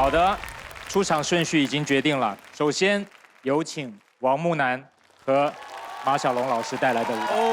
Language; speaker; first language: Chinese; native; Chinese